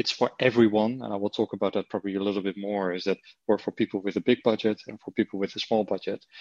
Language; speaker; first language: English; non-native, fluent; Dutch